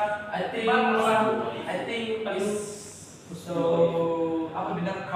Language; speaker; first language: English; non-native, learner; Indonesian